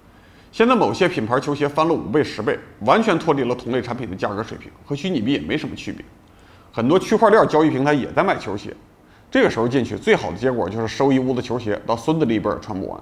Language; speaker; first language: Chinese; native; Chinese